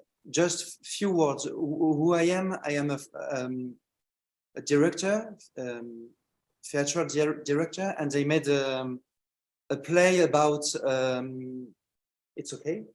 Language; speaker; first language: English; non-native, learner; French